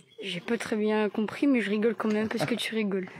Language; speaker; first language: French; native; French